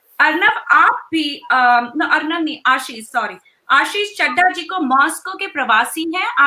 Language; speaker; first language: Hindi; native; Hindi